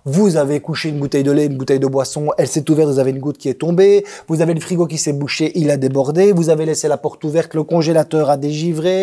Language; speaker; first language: French; native; French